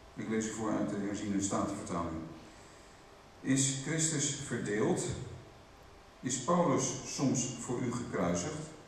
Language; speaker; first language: Dutch; native; Dutch